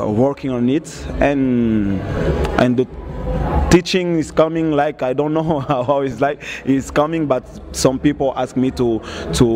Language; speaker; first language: English; non-native, learner; Portuguese